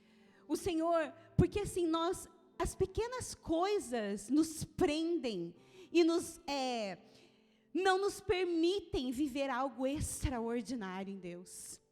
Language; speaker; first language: Portuguese; native; Portuguese